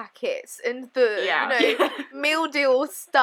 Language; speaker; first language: English; native; English